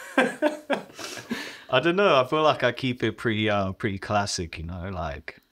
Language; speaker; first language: English; native; English